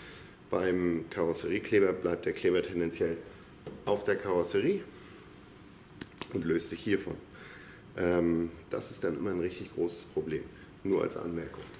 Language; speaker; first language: German; native; German